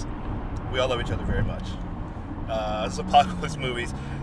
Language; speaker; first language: English; native; English